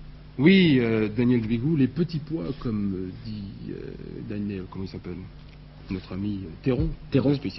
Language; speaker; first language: French; native; French